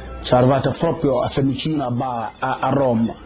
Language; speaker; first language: Italian; non-native, learner; Wolof